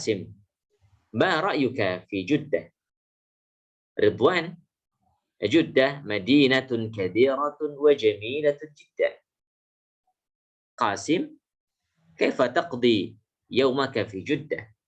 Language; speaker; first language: Arabic; non-native, fluent; Indonesian